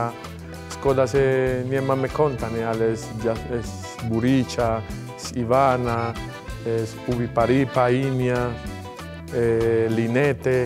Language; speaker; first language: Polish; non-native, fluent; Spanish